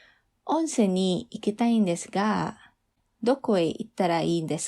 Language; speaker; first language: Japanese; non-native, fluent; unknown